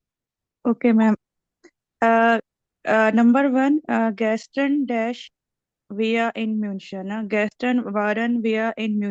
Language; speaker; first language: German; non-native, learner; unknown